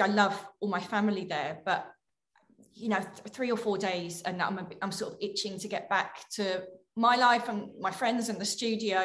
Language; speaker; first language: English; native; English